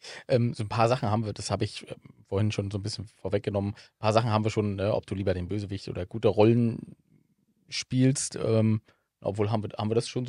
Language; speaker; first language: German; native; German